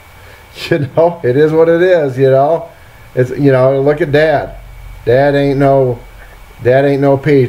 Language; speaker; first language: English; native; English